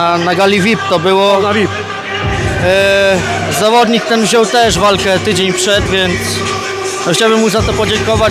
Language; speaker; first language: Polish; native; Polish